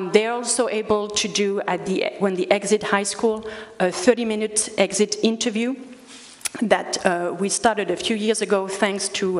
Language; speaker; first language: English; early bilingual, other home language; Spanish